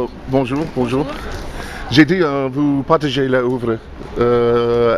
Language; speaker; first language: French; non-native, learner; English